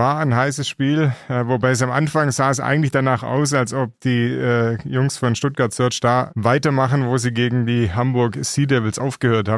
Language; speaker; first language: German; native; German